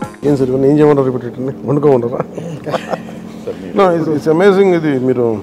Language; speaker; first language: Telugu; native; Telugu